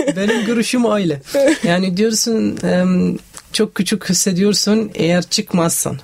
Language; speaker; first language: Turkish; non-native, learner; Arabic